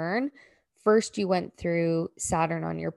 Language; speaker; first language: English; native; English